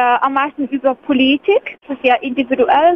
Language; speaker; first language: German; non-native, fluent; Arabic